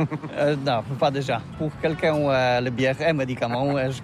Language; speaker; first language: French; non-native, learner; Polish